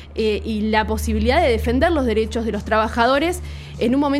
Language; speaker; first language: Spanish; native; Spanish